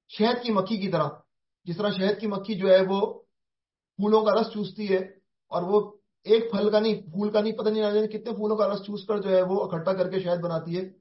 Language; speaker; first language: Urdu; native; Urdu